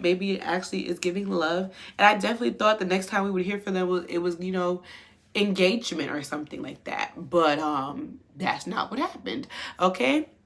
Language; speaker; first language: English; native; English